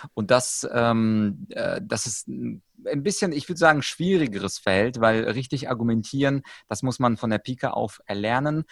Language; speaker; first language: German; early bilingual, other home language; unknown